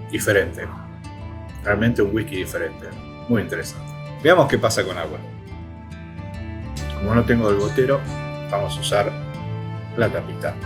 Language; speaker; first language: Spanish; native; Spanish